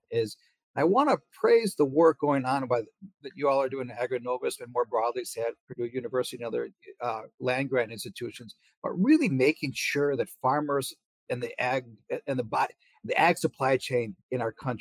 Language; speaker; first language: English; native; English